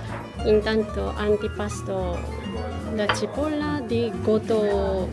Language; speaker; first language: Italian; non-native, fluent; Japanese